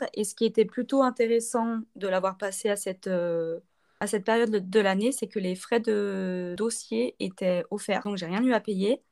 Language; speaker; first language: French; native; French